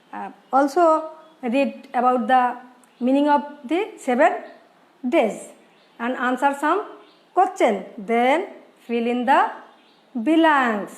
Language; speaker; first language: English; non-native, learner; Bangla